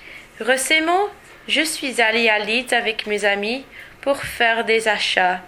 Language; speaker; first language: French; non-native, learner; English